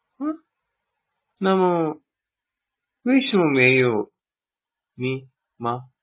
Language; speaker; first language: Chinese; non-native, learner; Korean